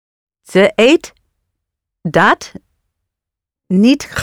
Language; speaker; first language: Dutch; non-native, learner; English